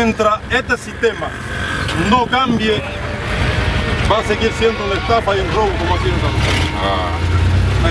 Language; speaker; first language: Spanish; native; Spanish